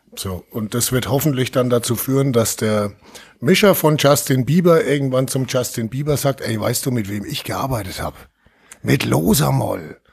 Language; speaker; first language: German; native; German